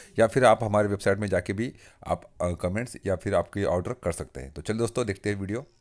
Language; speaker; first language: Hindi; non-native, local second language; Marathi